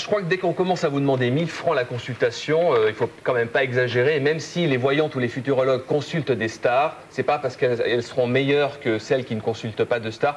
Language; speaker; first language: French; native; French